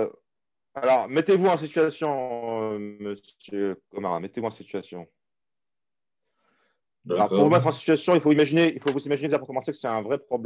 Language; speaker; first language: French; native; French